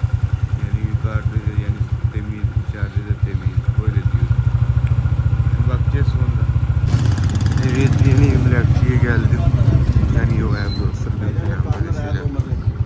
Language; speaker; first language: Turkish; non-native, learner; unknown